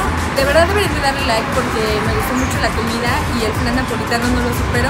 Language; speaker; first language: Spanish; native; Spanish